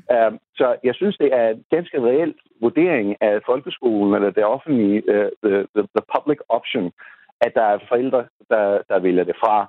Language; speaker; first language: Danish; non-native, fluent; Urdu